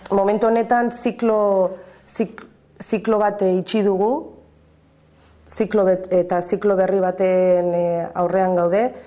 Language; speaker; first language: Basque; native; Basque